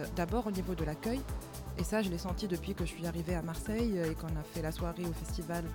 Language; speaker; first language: French; non-native, local second language; Arabic